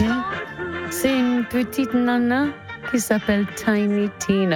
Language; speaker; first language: French; non-native, fluent; English